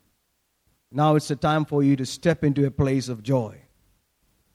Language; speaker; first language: English; non-native, local second language; Malayalam